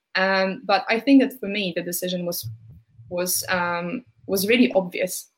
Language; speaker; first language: English; non-native, fluent; Polish